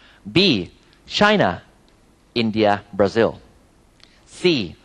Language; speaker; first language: English; non-native, fluent; Thai